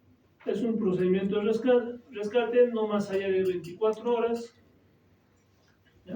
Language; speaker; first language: Spanish; native; Spanish